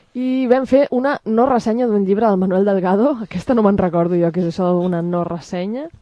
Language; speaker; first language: Catalan; non-native, local second language; Spanish